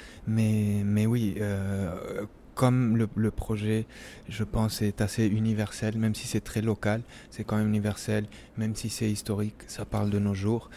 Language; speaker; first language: French; non-native, fluent; Spanish